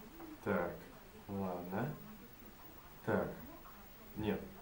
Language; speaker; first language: Russian; native; Russian